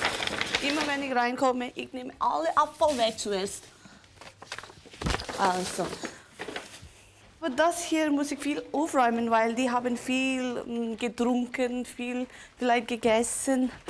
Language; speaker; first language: German; non-native, local second language; Tibetan